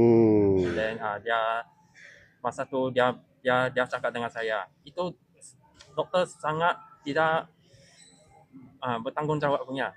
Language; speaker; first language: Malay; non-native, local second language; Chinese